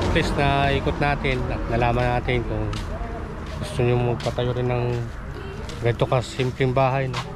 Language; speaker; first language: Filipino; non-native, local second language; Cebuano